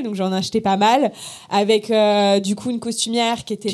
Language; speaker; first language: French; native; French